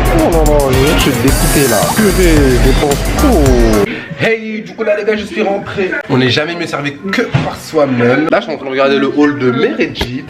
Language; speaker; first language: French; early bilingual, other home language; Bambara